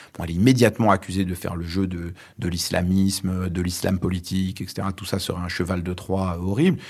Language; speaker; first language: French; early bilingual, other home language; Arabic